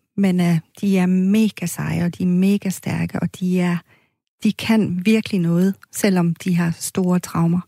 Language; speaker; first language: Danish; native; Danish